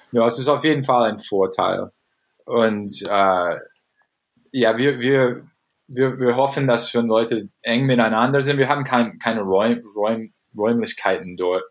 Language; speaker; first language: German; non-native, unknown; English